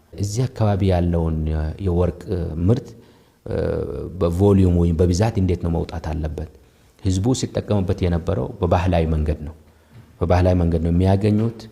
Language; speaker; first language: Amharic; non-native, local second language; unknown